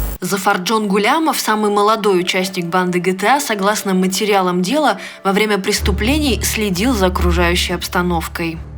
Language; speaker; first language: Russian; native; Russian